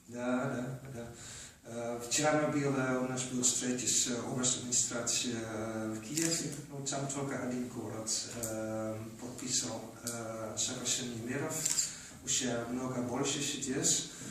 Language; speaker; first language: Russian; non-native, learner; Polish